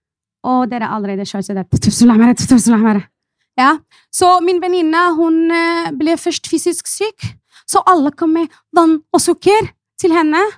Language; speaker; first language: Norwegian; non-native, fluent; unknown